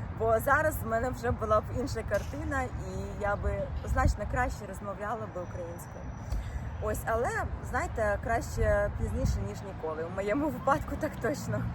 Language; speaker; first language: Ukrainian; non-native, local second language; Russian